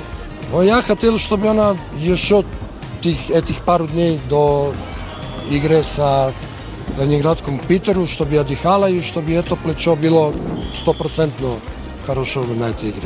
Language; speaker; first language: Russian; non-native, fluent; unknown